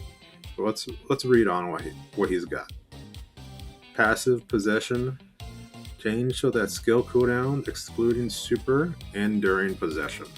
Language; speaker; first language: English; native; English